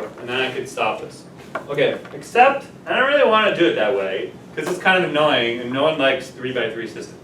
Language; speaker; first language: English; native; English